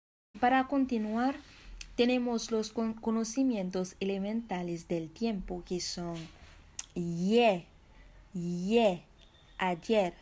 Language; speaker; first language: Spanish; non-native, fluent; Haitian Creole